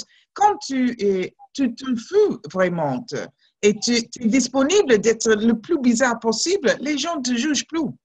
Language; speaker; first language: French; non-native, fluent; English